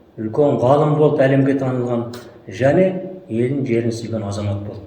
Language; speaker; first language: Kazakh; native; Kazakh